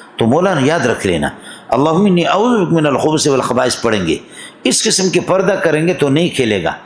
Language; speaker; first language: Urdu; non-native, local second language; Brahui